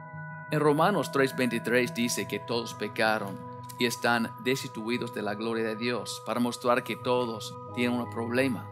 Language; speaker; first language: Spanish; non-native, learner; English